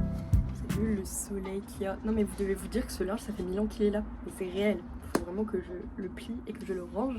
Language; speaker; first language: French; native; French